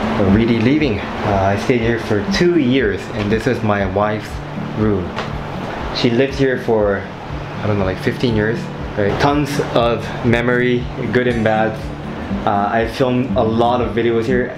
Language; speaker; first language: English; non-native, fluent; Japanese